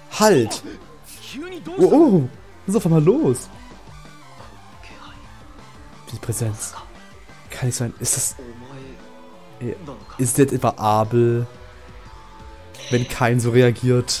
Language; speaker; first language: German; native; German